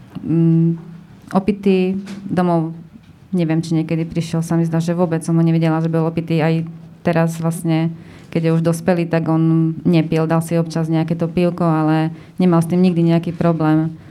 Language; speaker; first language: Slovak; native; Slovak